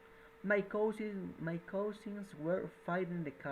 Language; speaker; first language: English; non-native, fluent; Spanish